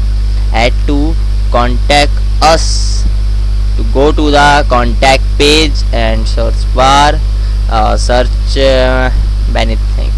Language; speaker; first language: English; non-native, learner; Hindi